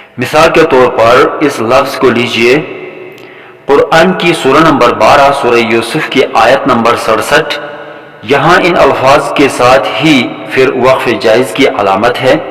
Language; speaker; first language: Urdu; non-native, local second language; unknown